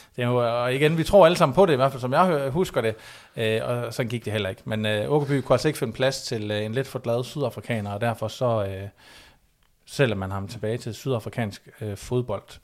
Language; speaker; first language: Danish; native; Danish